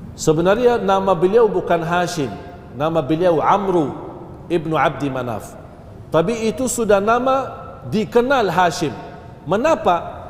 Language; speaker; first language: Malay; non-native, fluent; Arabic